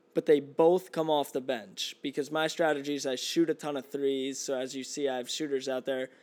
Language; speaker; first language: English; native; English